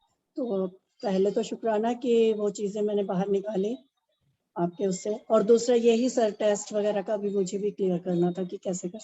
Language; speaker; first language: Hindi; native; Hindi